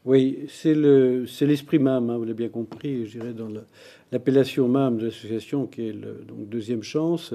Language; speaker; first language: French; native; French